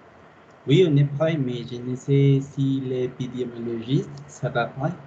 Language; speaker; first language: French; non-native, learner; Spanish